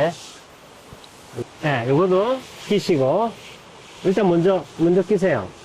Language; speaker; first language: Korean; native; Korean